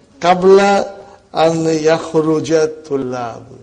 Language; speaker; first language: Arabic; non-native, fluent; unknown